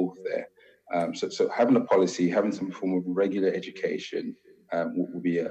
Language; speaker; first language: English; native; English